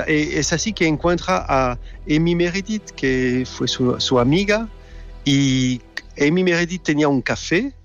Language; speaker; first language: Spanish; non-native, fluent; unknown